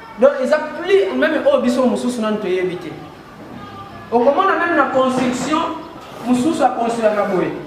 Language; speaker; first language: Lingala; non-native, local second language; Kongo